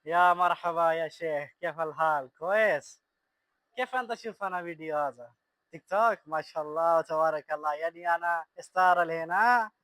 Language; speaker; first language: Arabic; non-native, learner; Punjabi